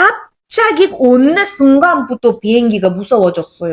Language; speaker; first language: Korean; non-native, fluent; Uzbek